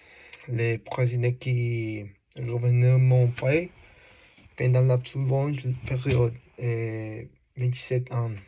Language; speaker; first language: French; non-native, learner; Spanish